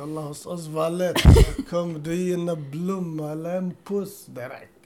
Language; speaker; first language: Swedish; non-native, learner; Assyrian Neo-Aramaic